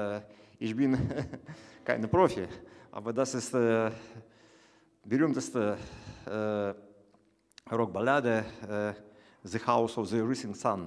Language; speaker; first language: German; non-native, learner; Russian